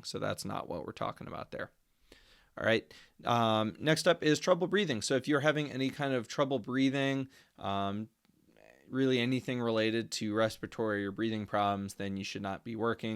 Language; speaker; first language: English; native; English